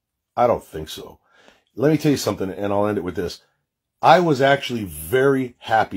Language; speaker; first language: English; native; English